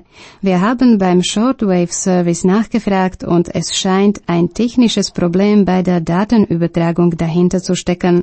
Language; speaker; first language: German; non-native, fluent; Slovak